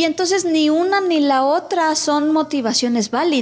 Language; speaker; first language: Spanish; native; Spanish